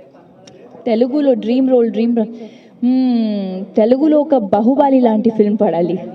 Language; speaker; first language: Telugu; non-native, fluent; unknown